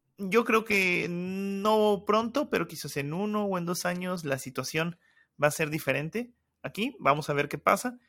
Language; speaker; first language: Spanish; native; Spanish